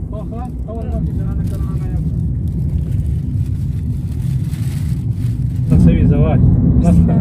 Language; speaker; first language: Arabic; non-native, learner; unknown